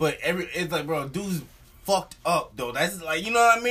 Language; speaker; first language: English; native; English